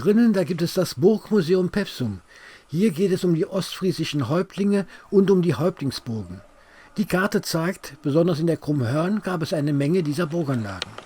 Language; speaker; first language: German; native; German